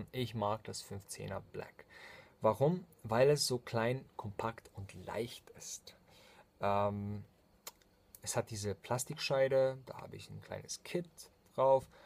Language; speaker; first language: German; non-native, fluent; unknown